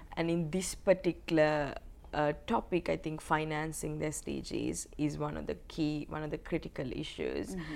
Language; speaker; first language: English; non-native, local second language; Sinhala